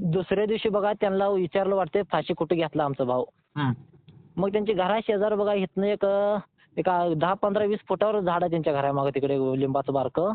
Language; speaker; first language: Marathi; native; Marathi